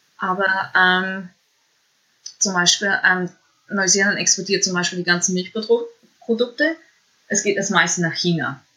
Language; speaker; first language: German; native; German